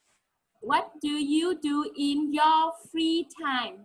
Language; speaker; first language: English; non-native, fluent; Vietnamese